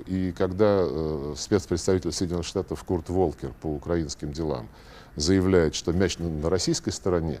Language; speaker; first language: Russian; native; Russian